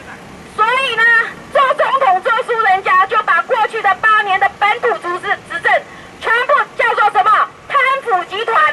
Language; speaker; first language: Chinese; non-native, local second language; Min Nan Chinese